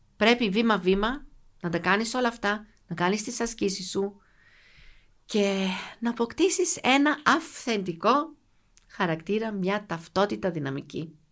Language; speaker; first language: Greek; native; Greek